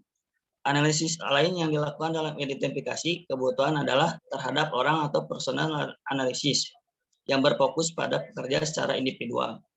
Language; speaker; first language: Indonesian; native; Indonesian